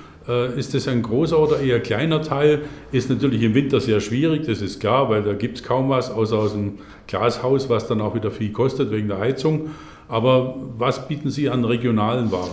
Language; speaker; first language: German; native; German